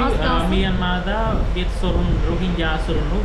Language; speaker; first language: Turkish; non-native, fluent; Khmer